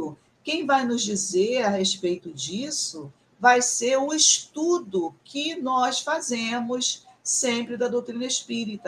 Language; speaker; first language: Portuguese; native; Portuguese